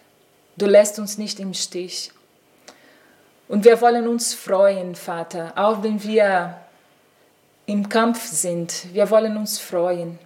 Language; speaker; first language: German; non-native, fluent; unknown